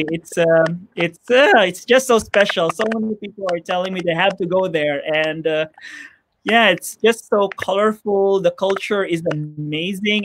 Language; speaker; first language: English; non-native, fluent; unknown